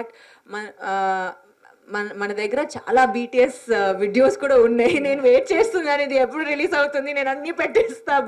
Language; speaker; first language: Telugu; non-native, fluent; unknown